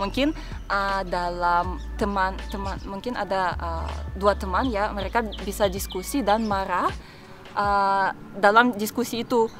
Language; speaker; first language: Indonesian; non-native, fluent; Russian